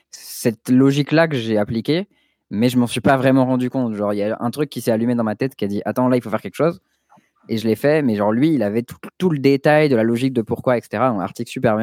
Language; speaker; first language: French; native; French